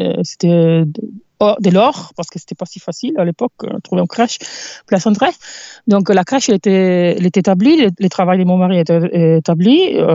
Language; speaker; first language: French; non-native, fluent; Italian